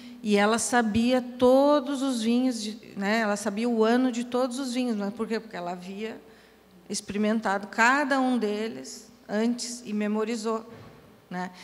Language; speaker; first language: Portuguese; native; Portuguese